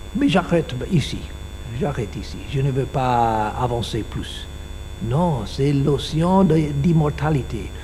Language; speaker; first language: French; non-native, learner; English